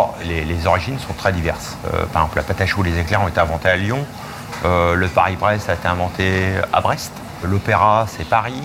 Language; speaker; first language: French; native; French